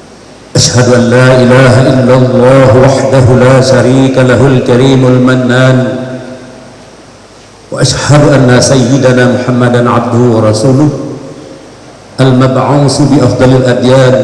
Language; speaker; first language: Arabic; non-native, fluent; Indonesian